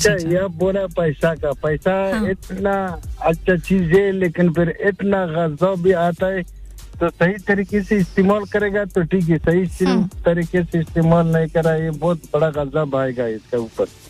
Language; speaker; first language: Hindi; non-native, local second language; Pashto